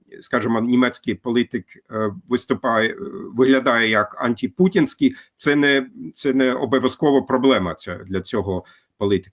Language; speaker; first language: Ukrainian; non-native, fluent; German